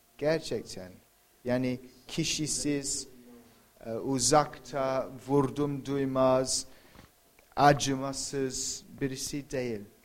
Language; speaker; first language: Turkish; non-native, fluent; English